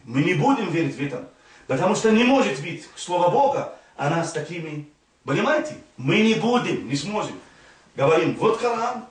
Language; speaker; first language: Russian; non-native, fluent; Arabic